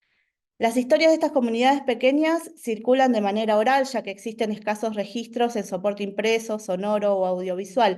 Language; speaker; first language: Spanish; native; Spanish